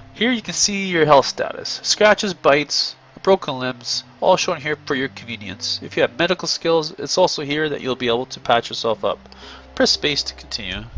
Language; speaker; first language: English; native; English